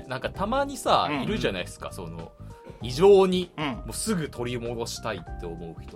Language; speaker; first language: Japanese; native; Japanese